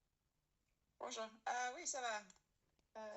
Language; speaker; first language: French; non-native, learner; English